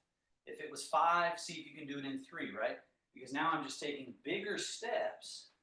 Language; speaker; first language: English; native; English